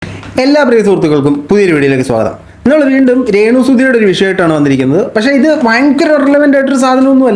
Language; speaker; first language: Malayalam; native; Malayalam